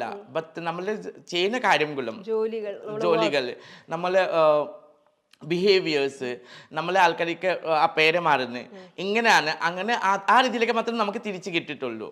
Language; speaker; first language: Malayalam; non-native, learner; Assamese